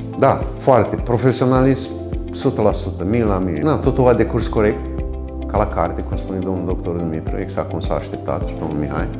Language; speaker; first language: Romanian; native; Romanian